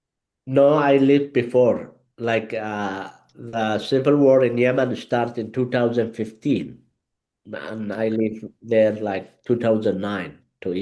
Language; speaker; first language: English; non-native, learner; Arabic